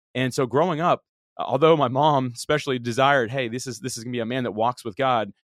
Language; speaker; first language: English; early bilingual, other home language; Italian